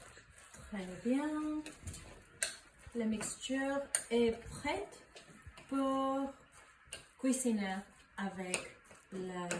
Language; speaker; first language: French; non-native, learner; Spanish